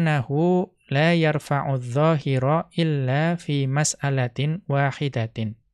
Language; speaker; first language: Arabic; non-native, fluent; Indonesian